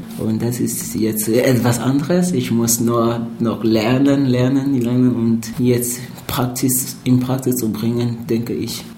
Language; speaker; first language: German; non-native, fluent; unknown